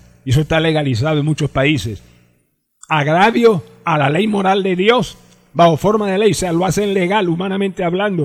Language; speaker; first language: Spanish; native; Spanish